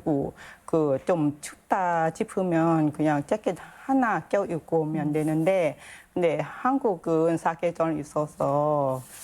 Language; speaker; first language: Korean; non-native, learner; Thai